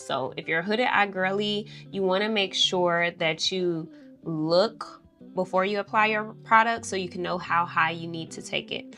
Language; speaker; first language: English; native; English